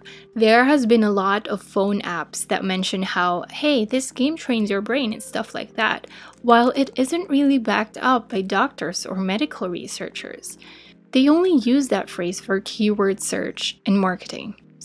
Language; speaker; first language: English; non-native, local second language; Filipino